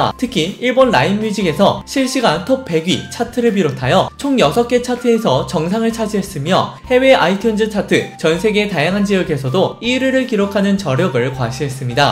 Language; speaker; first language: Korean; native; Korean